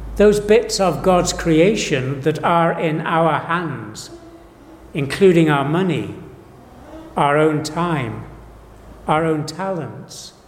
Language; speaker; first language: English; native; English